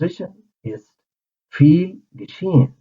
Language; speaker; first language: German; non-native, fluent; Urdu